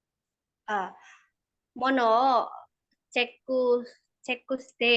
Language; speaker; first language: Japanese; non-native, learner; Indonesian